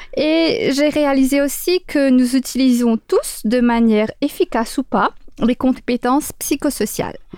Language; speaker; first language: French; native; French